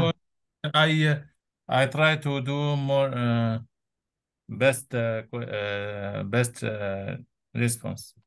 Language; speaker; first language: English; non-native, learner; Arabic